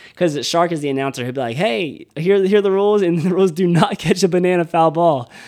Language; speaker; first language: English; native; English